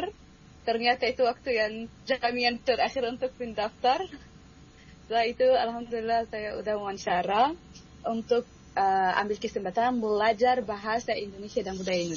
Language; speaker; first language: Indonesian; non-native, fluent; Arabic